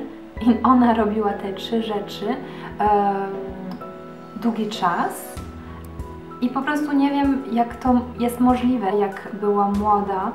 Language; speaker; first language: Polish; early bilingual, heritage; Polish